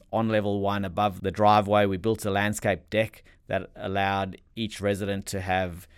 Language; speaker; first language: English; native; English